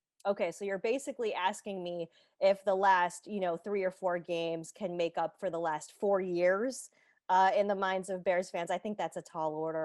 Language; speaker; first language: English; native; English